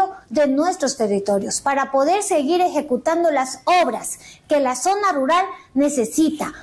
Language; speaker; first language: Spanish; native; Spanish